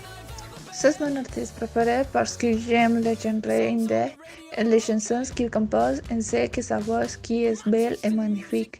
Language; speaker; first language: French; non-native, learner; Spanish